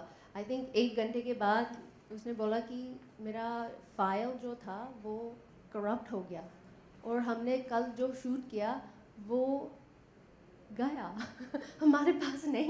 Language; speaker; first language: Hindi; non-native, learner; English